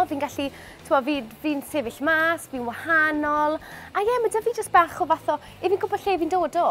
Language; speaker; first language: Welsh; non-native, local second language; English